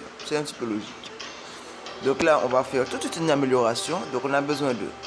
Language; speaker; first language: French; native; French